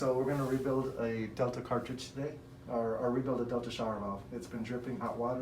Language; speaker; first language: English; native; English